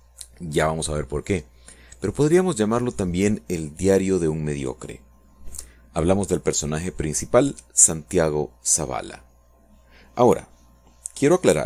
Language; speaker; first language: Spanish; native; Spanish